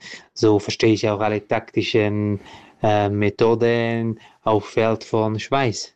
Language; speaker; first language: German; non-native, learner; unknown